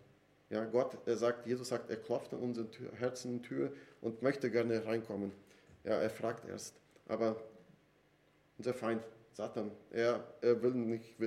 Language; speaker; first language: German; non-native, fluent; Portuguese